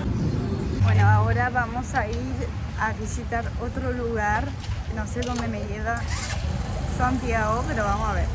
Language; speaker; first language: Spanish; non-native, fluent; French